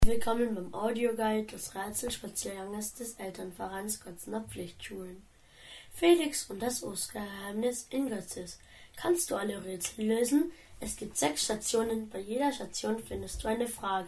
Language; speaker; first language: German; native; German